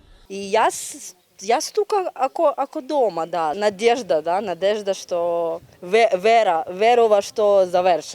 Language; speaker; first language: Macedonian; non-native, learner; Ukrainian